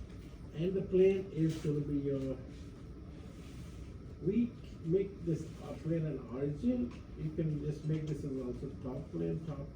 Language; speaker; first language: English; non-native, fluent; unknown